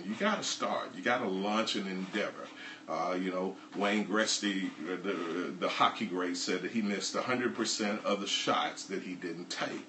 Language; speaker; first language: English; native; English